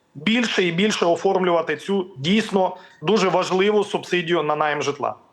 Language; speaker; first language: Ukrainian; native; Ukrainian